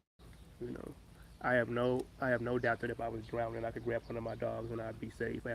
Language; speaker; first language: English; native; English